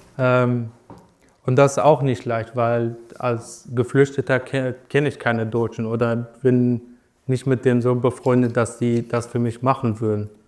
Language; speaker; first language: German; non-native, fluent; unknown